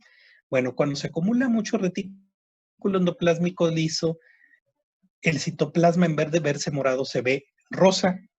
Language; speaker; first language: Spanish; native; Spanish